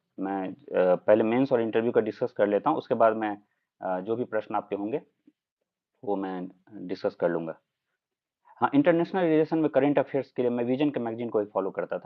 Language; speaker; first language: Hindi; non-native, local second language; Maithili